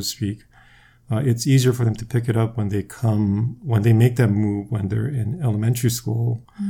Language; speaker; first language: English; non-native, fluent; Korean